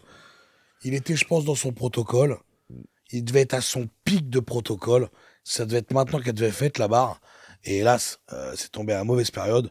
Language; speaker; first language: French; native; French